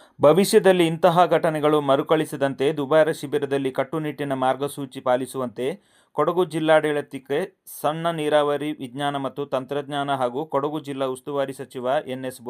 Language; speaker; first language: Kannada; non-native, local second language; Kodava